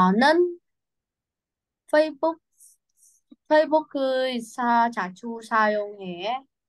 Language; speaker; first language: Korean; non-native, learner; Vietnamese